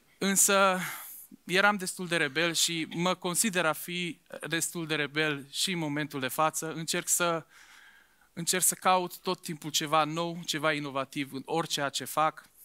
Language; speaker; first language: Romanian; non-native, local second language; Hungarian